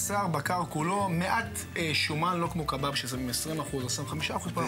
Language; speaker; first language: Hebrew; native; Hebrew